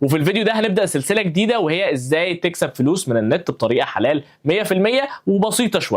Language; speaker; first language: Arabic; native; Arabic